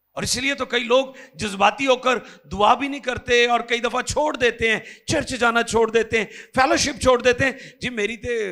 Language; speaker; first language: Urdu; non-native, local second language; Punjabi